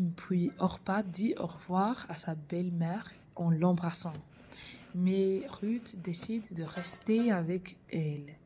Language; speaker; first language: French; non-native, learner; English